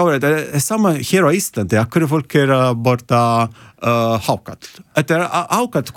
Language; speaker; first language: Icelandic; non-native, learner; Italian